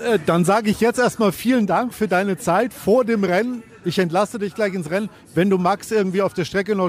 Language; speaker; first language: German; native; German